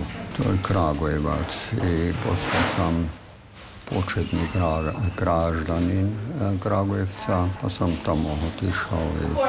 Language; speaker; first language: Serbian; non-native, fluent; German